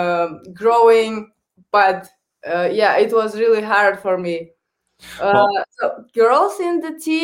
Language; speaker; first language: English; non-native, learner; Kazakh